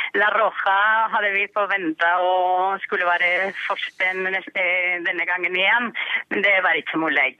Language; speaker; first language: Norwegian; non-native, fluent; Spanish